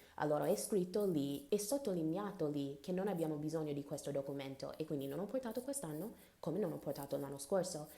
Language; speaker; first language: Italian; non-native, learner; English